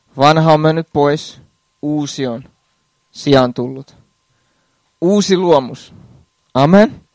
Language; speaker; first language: Finnish; native; Finnish